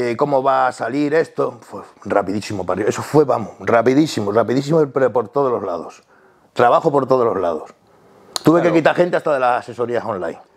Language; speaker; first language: Spanish; native; Spanish